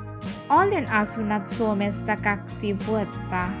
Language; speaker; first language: Finnish; non-native, learner; Bangla